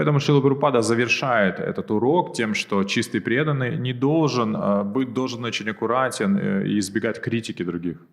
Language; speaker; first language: Russian; native; Russian